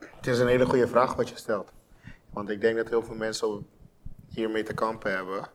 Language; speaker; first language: Dutch; non-native, local second language; Papiamento